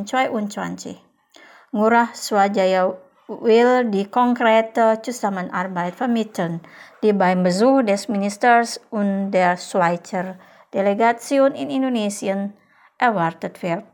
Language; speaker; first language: German; non-native, fluent; Indonesian